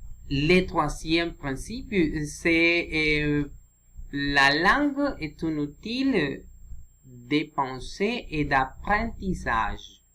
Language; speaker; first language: French; non-native, learner; Spanish